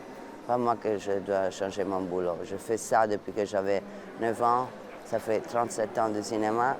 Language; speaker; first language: French; non-native, fluent; Italian